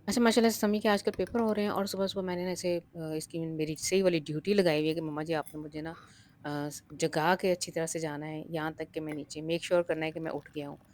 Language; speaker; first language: Urdu; non-native, local second language; Punjabi